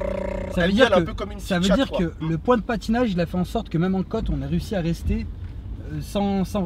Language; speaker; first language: French; native; French